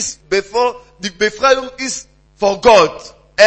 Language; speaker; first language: German; non-native, learner; French